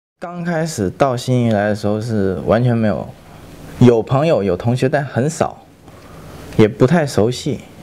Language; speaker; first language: Chinese; native; Chinese